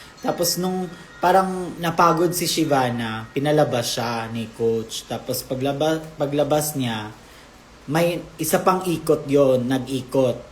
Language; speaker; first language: Filipino; native; Filipino